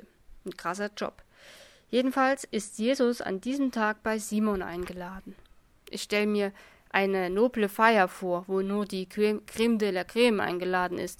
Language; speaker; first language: German; native; German